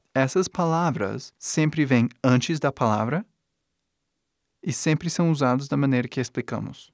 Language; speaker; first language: Portuguese; non-native, fluent; English